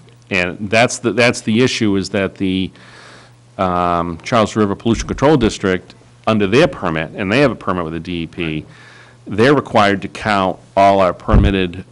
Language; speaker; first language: English; native; English